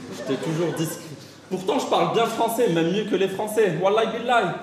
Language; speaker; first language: French; non-native, local second language; Arabic